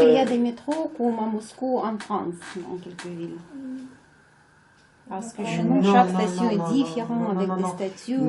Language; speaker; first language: French; non-native, learner; Russian